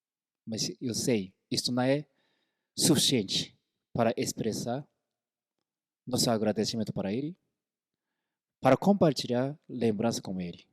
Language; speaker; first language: Portuguese; non-native, fluent; Korean